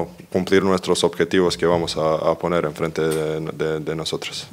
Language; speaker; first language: Spanish; non-native, fluent; Serbian